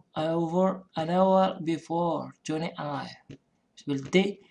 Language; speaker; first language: English; non-native, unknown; Arabic